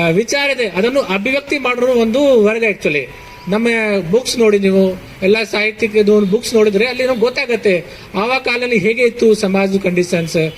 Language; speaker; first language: Kannada; non-native, fluent; Hindi